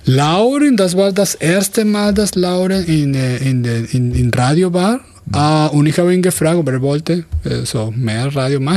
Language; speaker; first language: German; non-native, fluent; Spanish